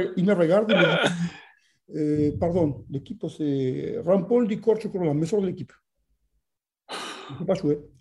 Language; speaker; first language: French; non-native, fluent; Spanish